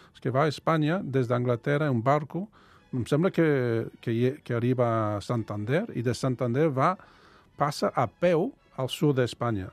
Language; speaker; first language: Catalan; non-native, fluent; English